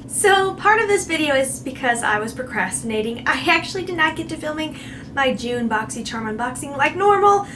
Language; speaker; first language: English; native; English